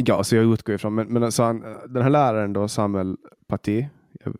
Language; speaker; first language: Swedish; native; Swedish